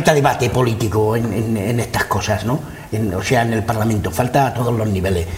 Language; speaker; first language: Spanish; non-native, local second language; Catalan